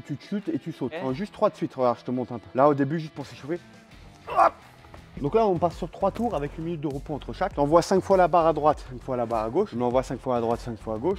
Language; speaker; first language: French; native; French